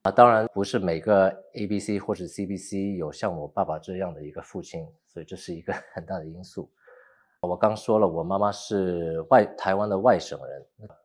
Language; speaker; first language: Chinese; early bilingual, heritage; Chinese